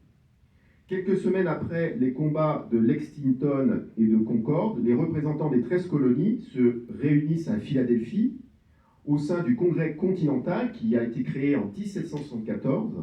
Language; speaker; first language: French; native; French